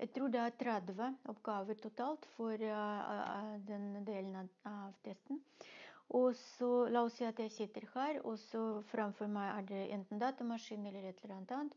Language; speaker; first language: Norwegian; non-native, fluent; Russian